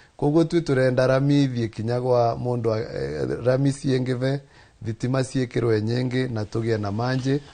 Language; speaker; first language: Kikuyu; non-native, local second language; Embu